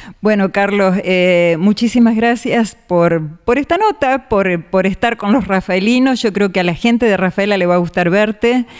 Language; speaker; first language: Spanish; native; Spanish